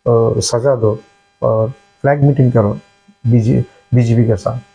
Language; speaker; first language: Hindi; non-native, learner; Bangla